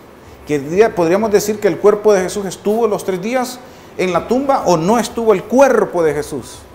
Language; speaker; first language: Spanish; native; Spanish